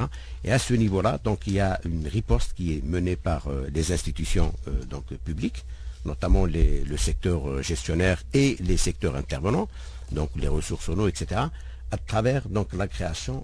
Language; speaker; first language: French; non-native, local second language; Arabic